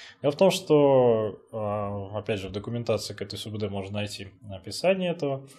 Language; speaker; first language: Russian; native; Russian